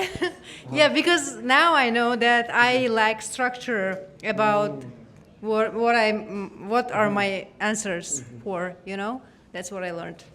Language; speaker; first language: English; non-native, fluent; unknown